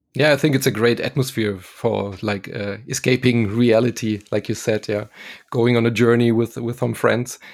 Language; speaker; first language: English; non-native, fluent; German